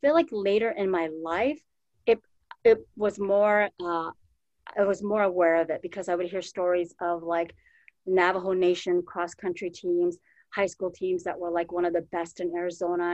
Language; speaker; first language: English; native; English